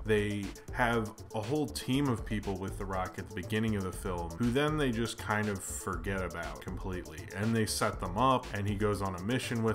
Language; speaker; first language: English; native; English